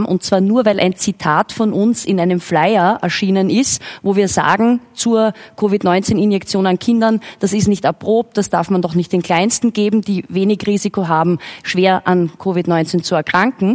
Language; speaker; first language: German; native; German